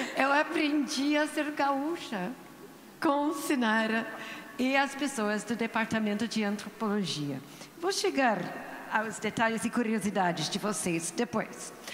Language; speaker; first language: Portuguese; non-native, fluent; English